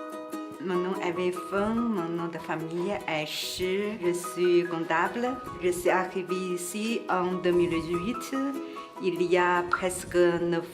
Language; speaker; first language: French; non-native, learner; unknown